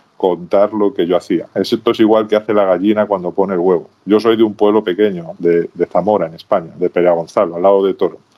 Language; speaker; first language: Spanish; native; Spanish